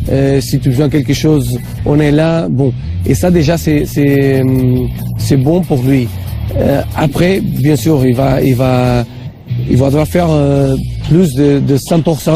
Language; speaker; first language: French; non-native, fluent; Portuguese